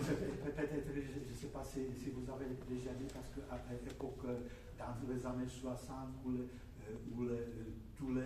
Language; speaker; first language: French; non-native, fluent; Czech